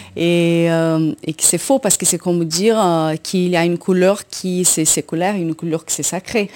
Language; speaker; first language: French; non-native, fluent; Portuguese